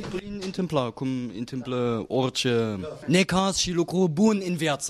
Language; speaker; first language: Romanian; non-native, fluent; German